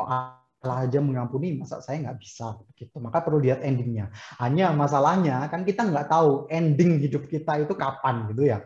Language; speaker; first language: Indonesian; native; Indonesian